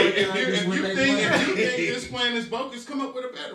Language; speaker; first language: English; native; English